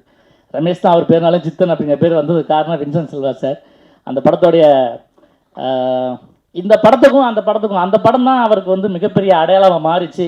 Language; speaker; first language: Tamil; native; Tamil